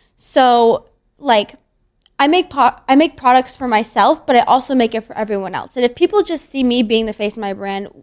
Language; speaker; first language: English; native; English